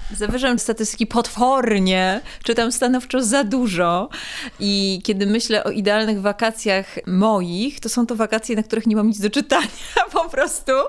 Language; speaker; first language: Polish; native; Polish